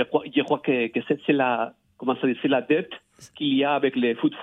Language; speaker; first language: French; non-native, learner; Spanish